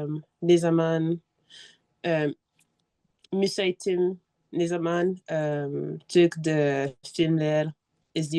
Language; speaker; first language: Turkish; non-native, learner; French